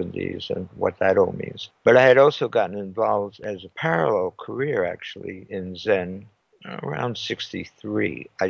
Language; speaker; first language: English; native; English